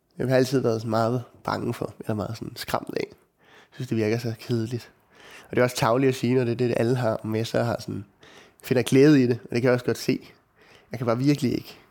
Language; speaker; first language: Danish; native; Danish